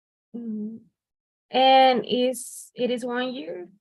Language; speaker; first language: English; non-native, learner; Spanish